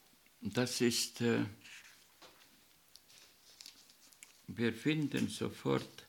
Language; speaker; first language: German; non-native, learner; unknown